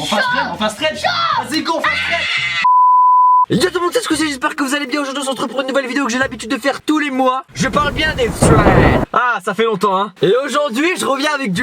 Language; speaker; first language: French; native; French